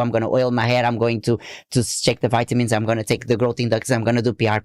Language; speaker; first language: English; non-native, fluent; Portuguese